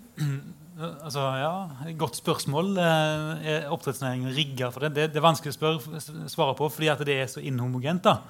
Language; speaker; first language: Norwegian; native; Norwegian